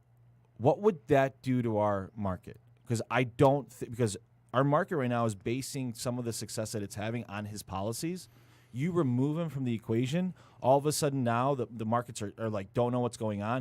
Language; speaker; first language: English; native; English